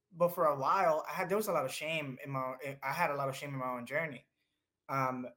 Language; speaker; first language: English; early bilingual, other home language; Spanish